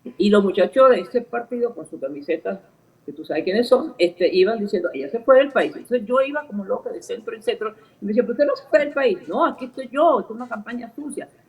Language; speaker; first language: Spanish; early bilingual, other home language; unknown